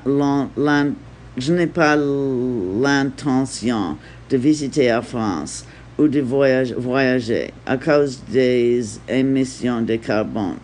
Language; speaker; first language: French; non-native, learner; English